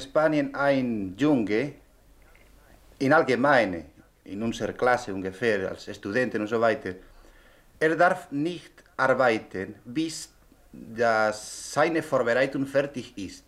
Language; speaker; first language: German; non-native, learner; Spanish